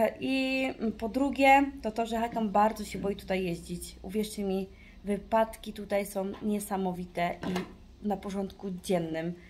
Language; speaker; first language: Polish; early bilingual, heritage; Polish